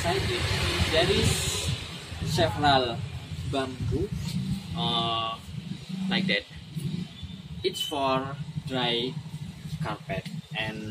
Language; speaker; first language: English; non-native, learner; Indonesian